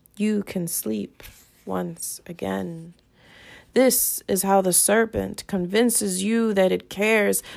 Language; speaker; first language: English; early bilingual, other home language; Spanish